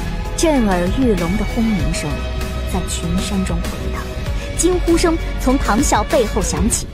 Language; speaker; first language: Chinese; native; Chinese